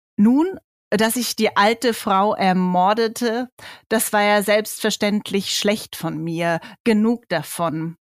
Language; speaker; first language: German; native; German